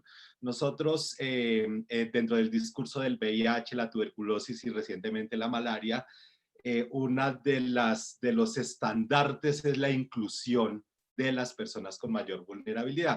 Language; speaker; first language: Spanish; native; Spanish